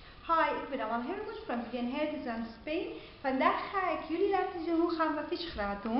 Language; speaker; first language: Dutch; non-native, learner; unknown